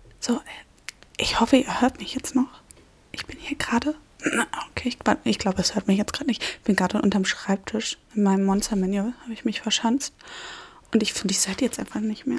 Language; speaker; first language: German; native; German